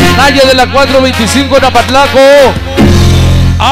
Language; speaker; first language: Spanish; native; Spanish